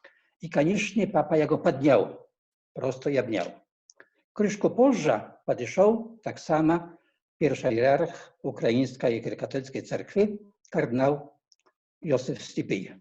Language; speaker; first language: Polish; non-native, learner; Belarusian